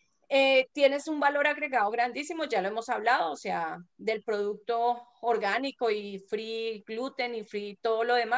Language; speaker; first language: Spanish; native; Spanish